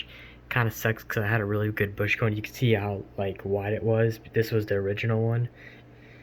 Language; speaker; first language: English; native; English